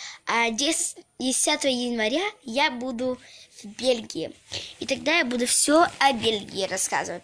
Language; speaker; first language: Russian; early bilingual, heritage; Russian